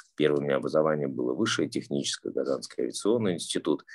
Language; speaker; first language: Russian; native; Russian